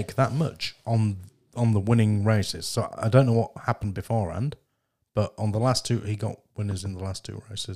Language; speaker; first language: English; native; English